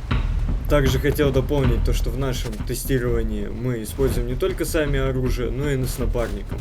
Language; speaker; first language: Russian; native; Russian